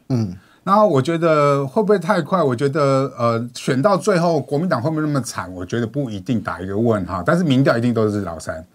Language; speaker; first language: Chinese; native; Chinese